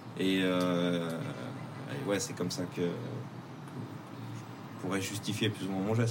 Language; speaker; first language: French; native; French